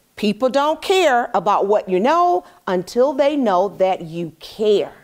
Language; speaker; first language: English; native; English